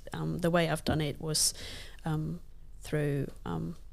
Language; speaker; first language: English; non-native, fluent; Luxembourgish